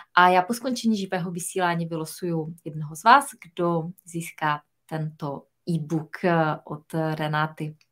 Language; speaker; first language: Czech; native; Czech